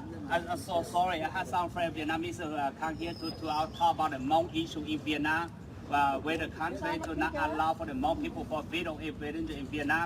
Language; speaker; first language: English; non-native, learner; Hmong